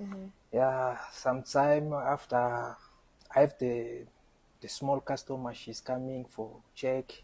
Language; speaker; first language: English; non-native, learner; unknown